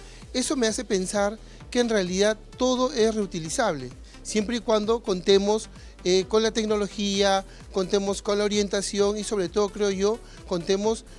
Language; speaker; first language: Spanish; native; Spanish